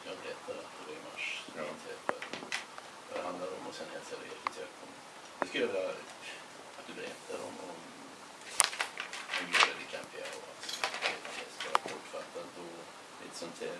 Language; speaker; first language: Swedish; native; Swedish